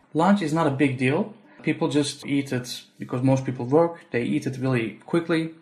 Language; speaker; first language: English; non-native, fluent; Turkish